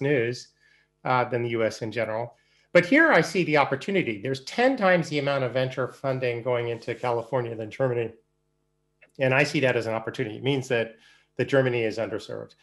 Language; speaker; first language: English; native; English